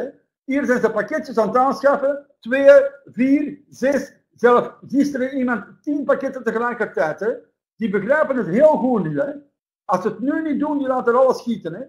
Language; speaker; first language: Dutch; native; Dutch